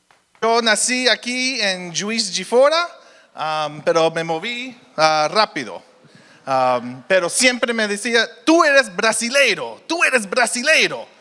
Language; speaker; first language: Spanish; early bilingual, heritage; Spanish